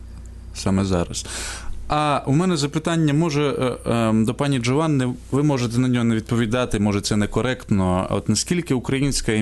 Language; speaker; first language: Ukrainian; native; Ukrainian